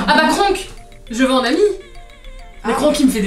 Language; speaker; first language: French; native; French